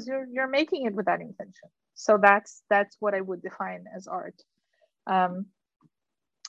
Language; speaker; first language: English; non-native, fluent; Portuguese